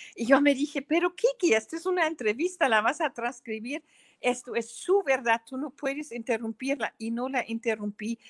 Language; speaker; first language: Spanish; non-native, fluent; German